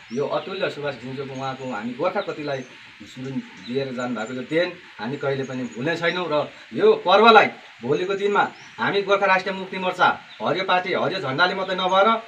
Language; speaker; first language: Nepali; native; Nepali